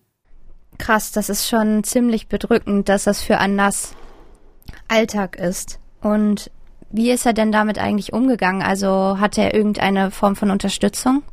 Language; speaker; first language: German; native; German